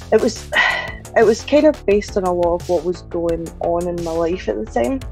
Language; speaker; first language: English; native; English